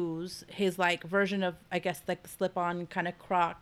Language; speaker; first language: English; native; English